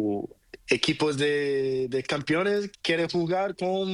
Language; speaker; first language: Spanish; non-native, learner; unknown